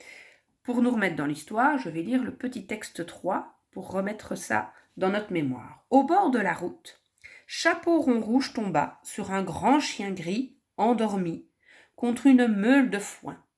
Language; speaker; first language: French; native; French